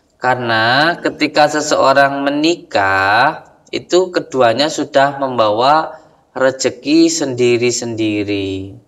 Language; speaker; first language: Indonesian; non-native, local second language; Javanese